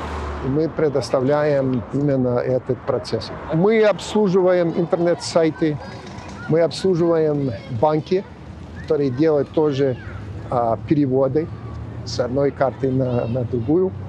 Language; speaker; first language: Russian; non-native, fluent; English